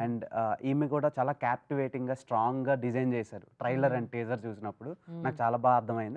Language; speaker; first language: Telugu; native; Telugu